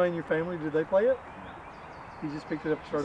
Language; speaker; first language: English; native; English